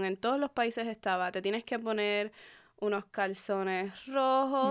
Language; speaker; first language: Spanish; early bilingual, heritage; Spanish